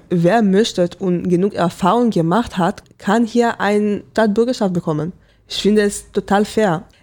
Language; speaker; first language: German; non-native, learner; Hebrew